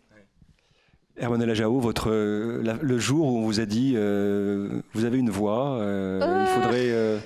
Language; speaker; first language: French; native; French